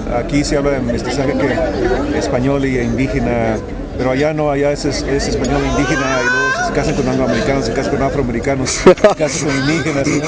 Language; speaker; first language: Spanish; early bilingual, heritage; Spanish